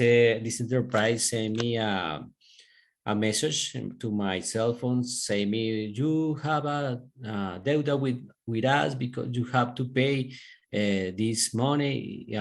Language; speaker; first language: English; non-native, learner; Spanish